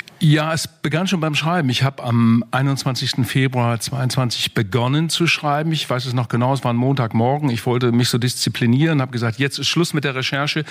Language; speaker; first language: German; native; German